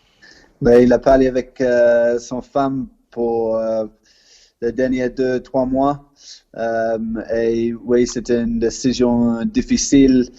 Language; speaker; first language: French; non-native, fluent; English